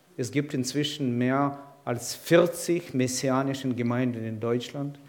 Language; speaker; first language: German; non-native, fluent; Ukrainian